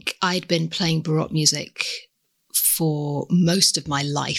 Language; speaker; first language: English; native; English